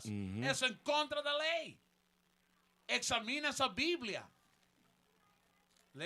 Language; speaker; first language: Portuguese; non-native, learner; Spanish